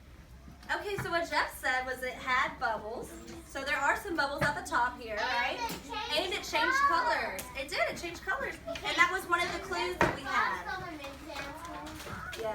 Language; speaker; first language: English; native; English